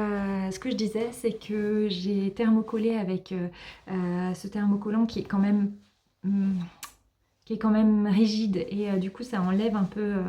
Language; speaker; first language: French; native; French